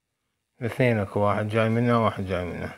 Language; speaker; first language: Arabic; native; Arabic